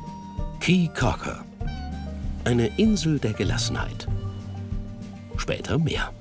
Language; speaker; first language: German; native; German